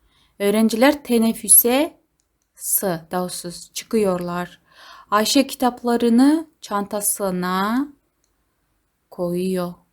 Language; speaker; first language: Turkish; non-native, fluent; Kazakh